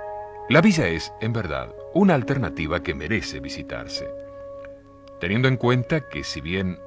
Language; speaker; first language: Spanish; native; Spanish